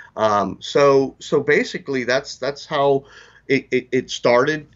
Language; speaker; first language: English; native; English